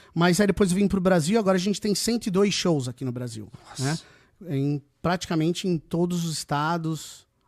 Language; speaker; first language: Portuguese; native; Portuguese